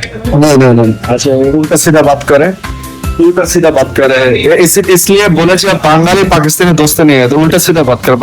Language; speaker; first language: Hindi; non-native, learner; Bangla